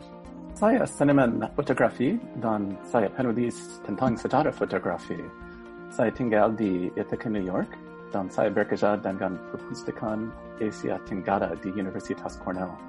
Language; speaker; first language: Indonesian; non-native, learner; English